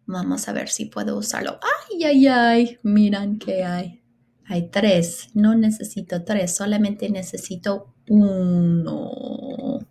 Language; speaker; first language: Spanish; non-native, fluent; English